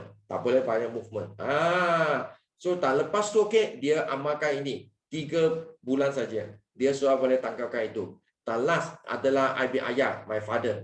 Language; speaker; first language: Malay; non-native, local second language; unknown